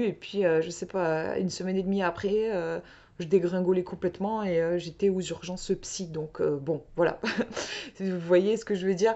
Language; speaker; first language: French; native; French